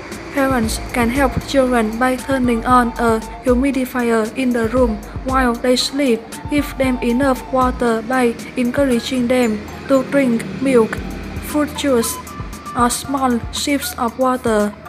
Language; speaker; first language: English; non-native, fluent; Vietnamese